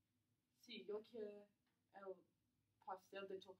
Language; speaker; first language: Spanish; non-native, learner; English